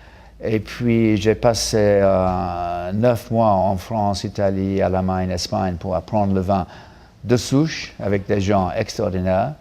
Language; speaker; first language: French; non-native, fluent; English